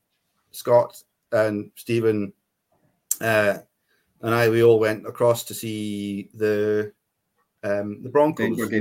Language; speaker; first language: English; native; English